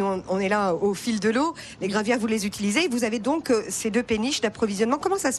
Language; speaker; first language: French; native; French